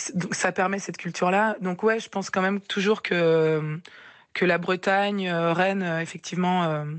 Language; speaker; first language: French; native; French